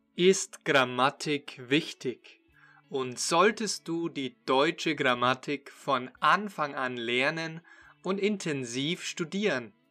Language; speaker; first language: German; native; German